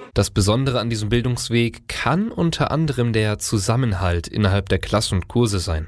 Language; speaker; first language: German; native; German